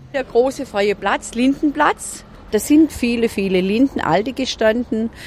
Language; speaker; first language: German; native; German